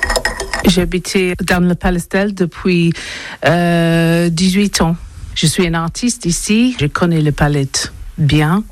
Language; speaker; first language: French; non-native, learner; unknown